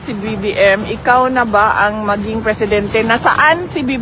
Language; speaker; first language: Filipino; non-native, local second language; Cebuano